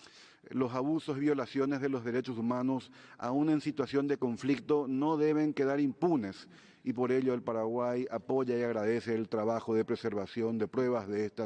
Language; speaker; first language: Spanish; native; Spanish